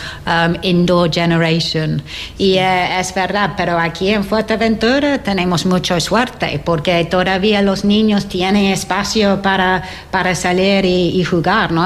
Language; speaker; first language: Spanish; non-native, learner; English